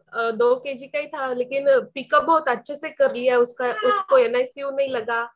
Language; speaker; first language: Hindi; non-native, local second language; Marathi